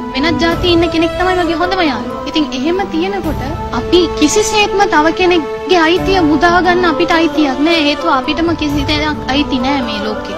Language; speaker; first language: Sinhala; non-native, local second language; Tamil